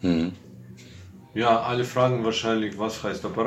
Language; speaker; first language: German; non-native, fluent; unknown